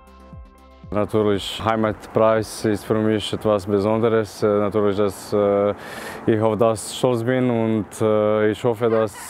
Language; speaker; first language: German; non-native, fluent; Croatian